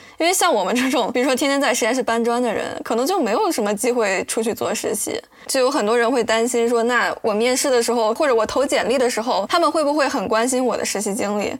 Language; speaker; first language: Chinese; native; Chinese